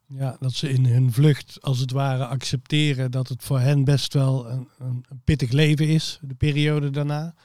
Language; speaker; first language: Dutch; native; Dutch